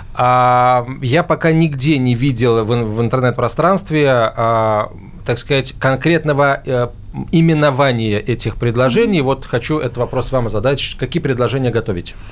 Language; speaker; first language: Russian; native; Russian